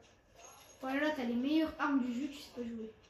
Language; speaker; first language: French; native; French